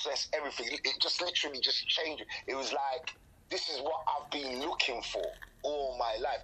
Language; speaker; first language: English; native; English